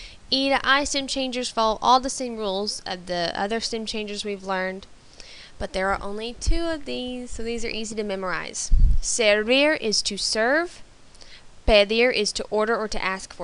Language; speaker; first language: English; native; English